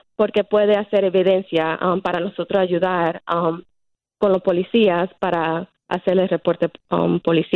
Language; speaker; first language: Spanish; early bilingual, heritage; Spanish